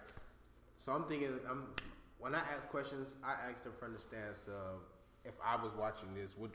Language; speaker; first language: English; native; English